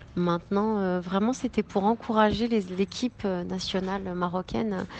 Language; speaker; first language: French; native; French